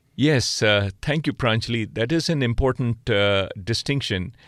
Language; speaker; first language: English; non-native, local second language; Punjabi